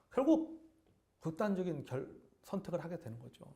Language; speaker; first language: Korean; native; Korean